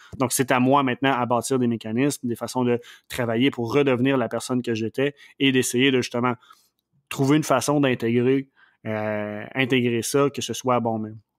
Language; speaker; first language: French; native; French